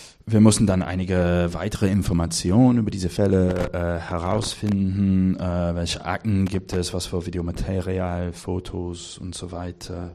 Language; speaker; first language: German; non-native, learner; English